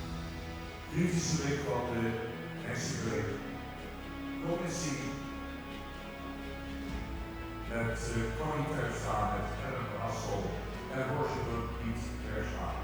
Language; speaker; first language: Dutch; native; Dutch